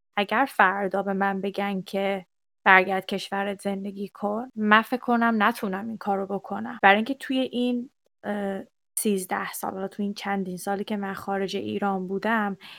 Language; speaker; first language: Persian; native; Persian